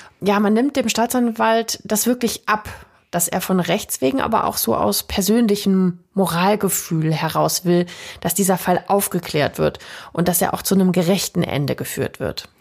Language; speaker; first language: German; native; German